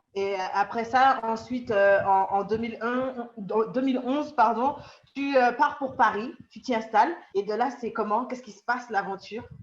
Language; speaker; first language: French; native; French